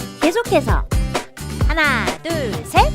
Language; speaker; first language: Korean; native; Korean